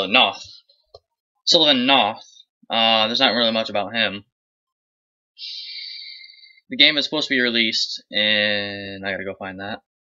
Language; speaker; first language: English; native; English